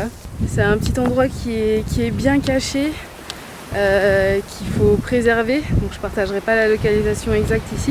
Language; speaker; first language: French; native; French